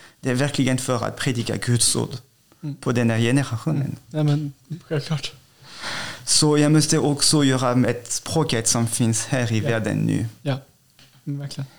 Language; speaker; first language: Swedish; non-native, fluent; French